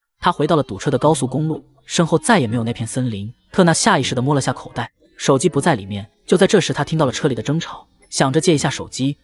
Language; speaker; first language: Chinese; native; Chinese